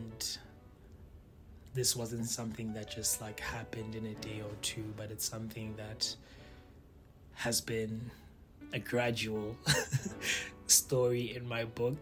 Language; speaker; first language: English; non-native, local second language; Tswana